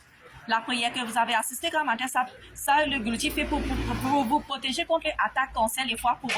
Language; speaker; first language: French; non-native, local second language; Morisyen